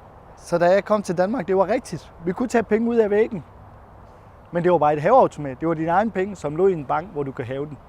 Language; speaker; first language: Danish; non-native, fluent; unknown